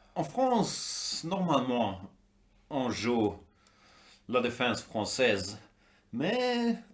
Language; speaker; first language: French; non-native, learner; German